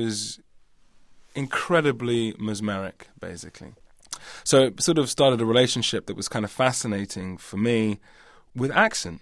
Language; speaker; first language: English; native; English